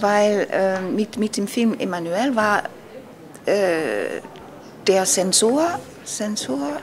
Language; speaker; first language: German; non-native, learner; Dutch